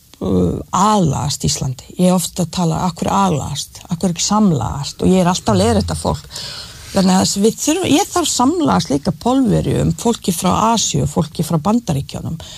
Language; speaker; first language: Icelandic; non-native, fluent; Bosnian